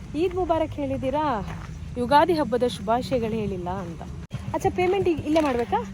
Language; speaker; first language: Kannada; non-native, local second language; Urdu